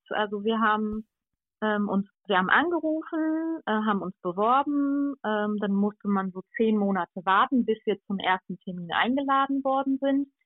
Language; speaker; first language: German; native; German